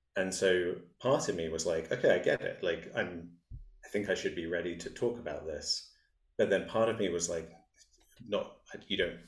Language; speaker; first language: English; native; English